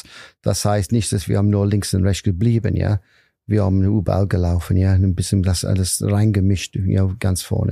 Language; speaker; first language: German; non-native, fluent; English